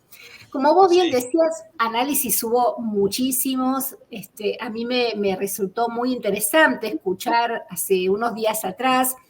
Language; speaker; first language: Spanish; native; Spanish